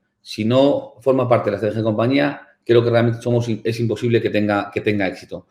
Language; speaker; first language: Spanish; native; Spanish